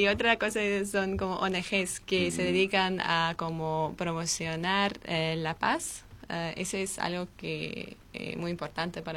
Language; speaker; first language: Spanish; non-native, fluent; Armenian